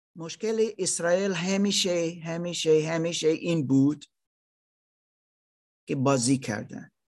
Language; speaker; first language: Persian; non-native, learner; German